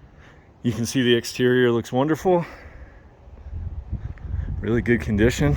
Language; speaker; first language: English; native; English